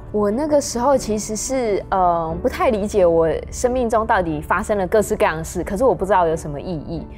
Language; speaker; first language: Chinese; native; Chinese